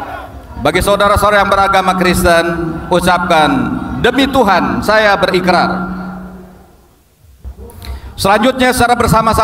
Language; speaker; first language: Indonesian; native; Indonesian